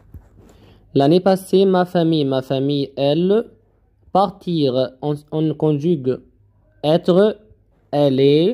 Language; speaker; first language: French; non-native, learner; Arabic